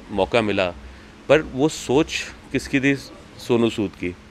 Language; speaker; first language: Hindi; native; Hindi